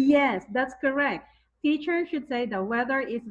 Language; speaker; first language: English; non-native, fluent; Thai